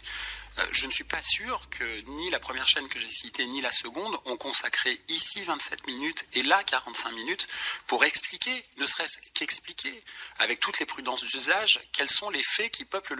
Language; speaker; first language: French; native; French